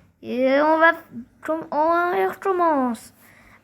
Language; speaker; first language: French; native; French